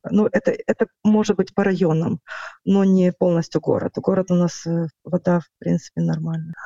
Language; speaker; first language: Russian; non-native, local second language; Ukrainian